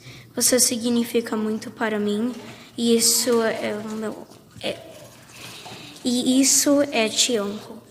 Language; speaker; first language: Portuguese; early bilingual, heritage; Portuguese